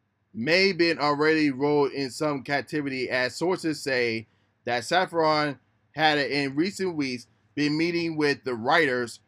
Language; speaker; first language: English; native; English